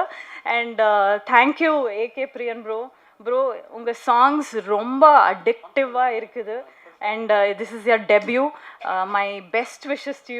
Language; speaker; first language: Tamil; non-native, learner; Kannada